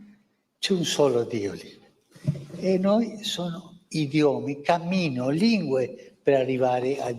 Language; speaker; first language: Italian; non-native, fluent; Spanish